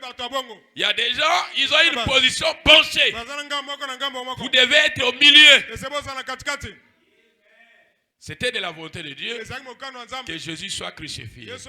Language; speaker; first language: French; non-native, local second language; Lingala